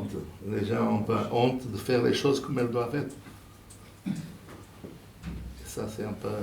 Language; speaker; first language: French; non-native, fluent; Portuguese